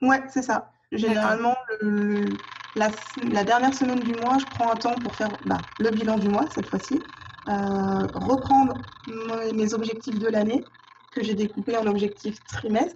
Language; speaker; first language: French; native; French